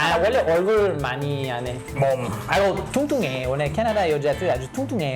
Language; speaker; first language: Korean; non-native, learner; English